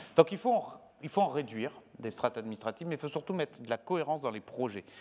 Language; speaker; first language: French; native; French